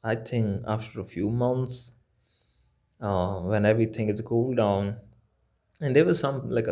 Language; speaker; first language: English; non-native, local second language; Punjabi